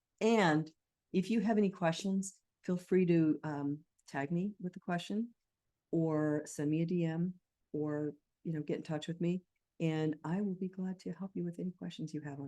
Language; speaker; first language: English; native; English